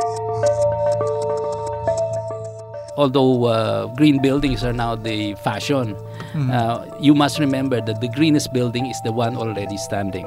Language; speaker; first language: English; non-native, local second language; Filipino